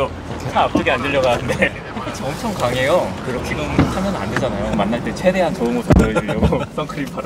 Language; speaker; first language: Korean; native; Korean